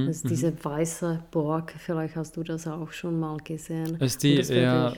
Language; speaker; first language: German; non-native, fluent; Czech